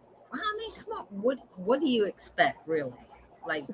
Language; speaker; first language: English; native; English